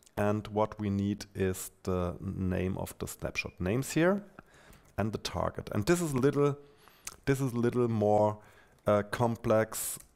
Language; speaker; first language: English; non-native, fluent; German